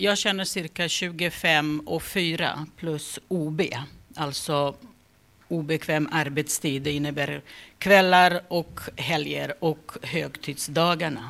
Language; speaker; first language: Swedish; non-native, fluent; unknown